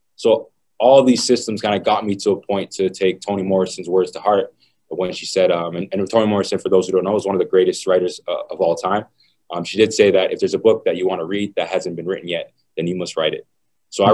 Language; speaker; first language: English; native; English